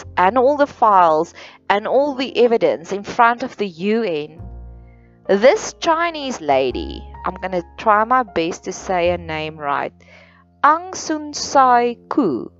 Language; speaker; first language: English; non-native, local second language; Afrikaans